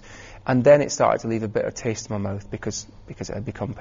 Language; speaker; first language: English; native; English